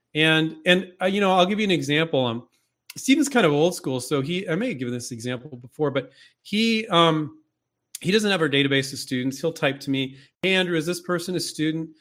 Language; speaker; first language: English; native; English